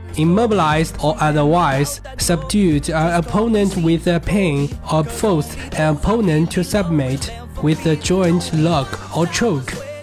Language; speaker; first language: English; non-native, fluent; Chinese